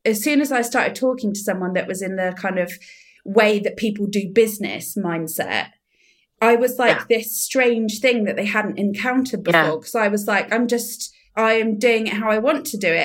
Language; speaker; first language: English; native; English